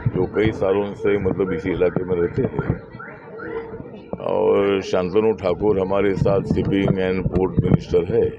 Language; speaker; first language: Hindi; non-native, local second language; Marathi